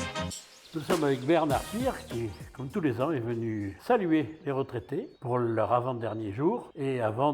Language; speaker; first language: French; native; French